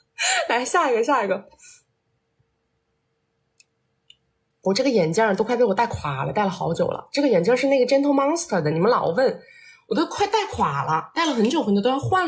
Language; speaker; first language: Chinese; native; Chinese